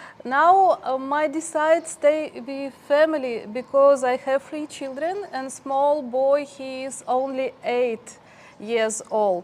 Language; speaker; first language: English; non-native, learner; Ukrainian